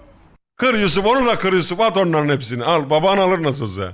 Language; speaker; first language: Turkish; native; Turkish